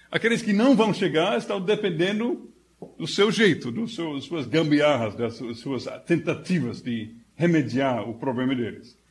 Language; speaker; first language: Portuguese; non-native, fluent; English